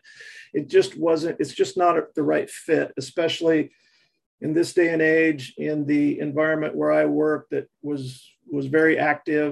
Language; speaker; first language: English; native; English